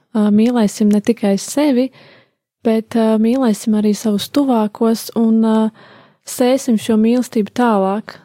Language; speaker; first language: Latvian; native; Latvian